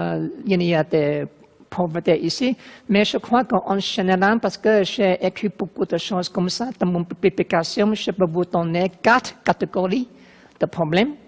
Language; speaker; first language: French; non-native, learner; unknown